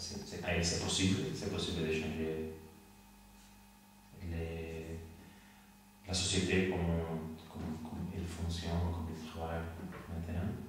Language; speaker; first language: French; non-native, learner; Spanish